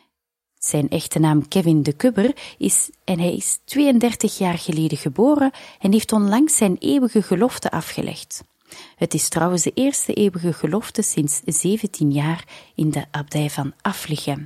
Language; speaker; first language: Dutch; native; Dutch